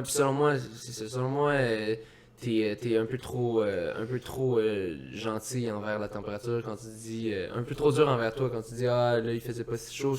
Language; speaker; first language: French; native; French